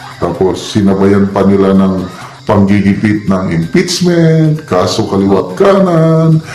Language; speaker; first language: Filipino; non-native, local second language; Cebuano